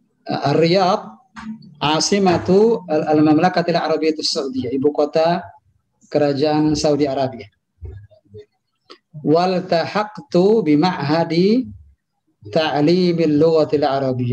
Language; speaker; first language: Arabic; non-native, fluent; Indonesian